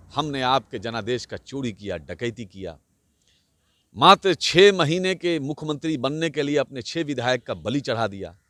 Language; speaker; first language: Hindi; native; Hindi